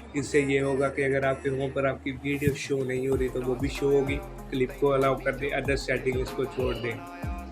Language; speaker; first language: Urdu; non-native, local second language; Punjabi